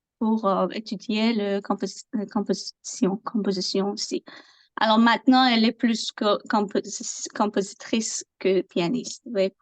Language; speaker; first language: French; non-native, learner; Persian